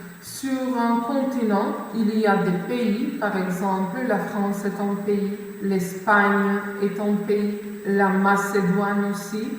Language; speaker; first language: French; non-native, fluent; Macedonian